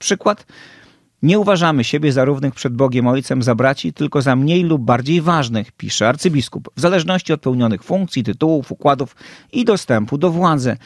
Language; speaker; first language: Polish; native; Polish